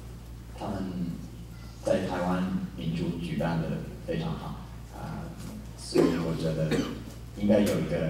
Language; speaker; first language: Chinese; non-native, fluent; English